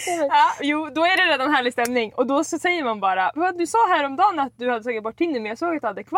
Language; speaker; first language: Swedish; native; Swedish